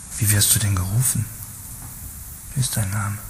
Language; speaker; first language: German; native; German